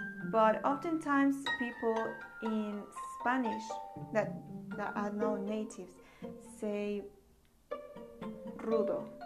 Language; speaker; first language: English; non-native, fluent; Spanish